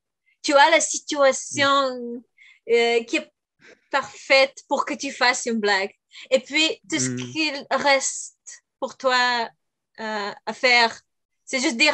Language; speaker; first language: French; non-native, fluent; Bulgarian